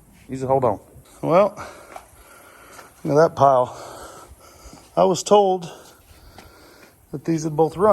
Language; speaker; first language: English; native; English